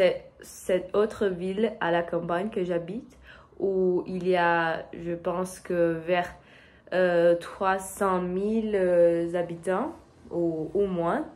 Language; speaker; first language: French; non-native, learner; Portuguese